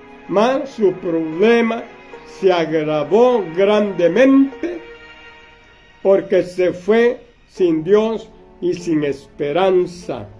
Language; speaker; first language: Spanish; native; Spanish